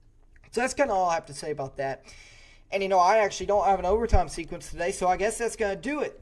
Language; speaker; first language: English; native; English